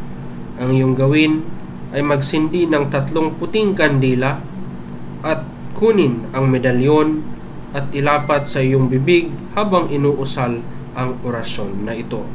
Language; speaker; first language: Filipino; native; Filipino